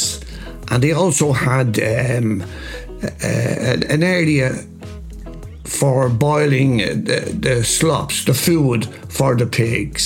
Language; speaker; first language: English; native; English